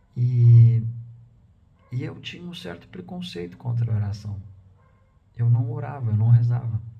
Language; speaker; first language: Portuguese; native; Portuguese